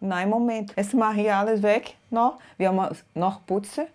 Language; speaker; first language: German; non-native, learner; Portuguese